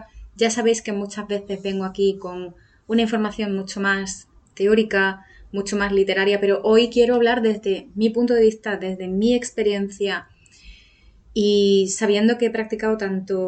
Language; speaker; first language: Spanish; native; Spanish